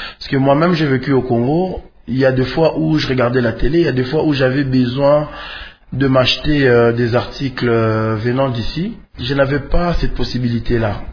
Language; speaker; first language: French; non-native, local second language; Lingala